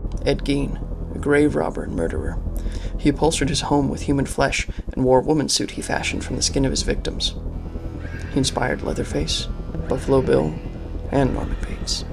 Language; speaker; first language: English; native; English